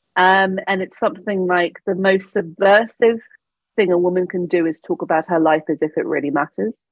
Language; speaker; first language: English; native; English